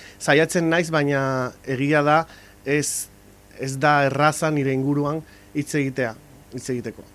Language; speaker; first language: Basque; non-native, local second language; Spanish